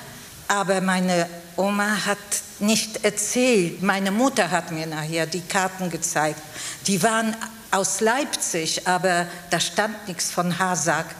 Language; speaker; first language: German; non-native, fluent; Polish